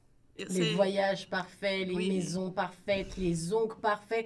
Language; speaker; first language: French; native; French